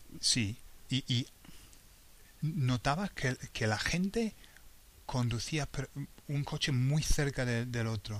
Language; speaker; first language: Spanish; non-native, fluent; English